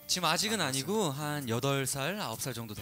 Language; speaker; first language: Korean; native; Korean